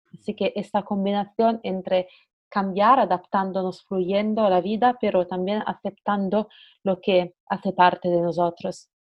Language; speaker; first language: Spanish; non-native, fluent; Italian